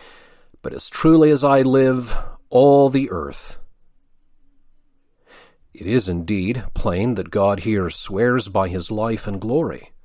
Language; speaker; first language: English; native; English